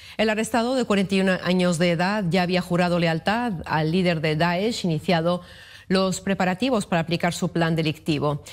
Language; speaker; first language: Spanish; non-native, fluent; Arabic